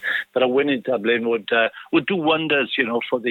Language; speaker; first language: English; native; English